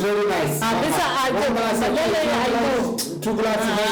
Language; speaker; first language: English; non-native, learner; Italian